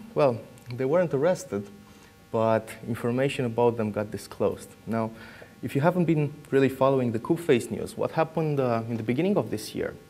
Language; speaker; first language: English; non-native, fluent; Romanian